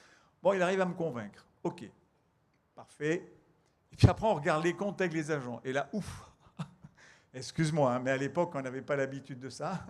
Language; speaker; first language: French; native; French